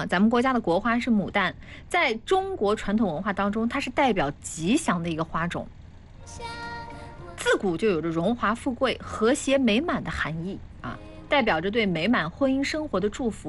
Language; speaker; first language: Chinese; native; Chinese